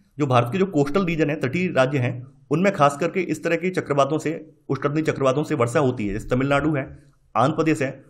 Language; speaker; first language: Hindi; native; Hindi